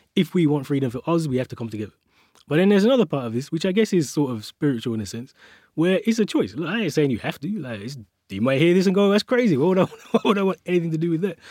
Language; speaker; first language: English; native; English